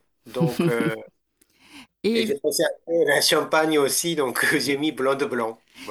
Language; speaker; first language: French; non-native, fluent; Japanese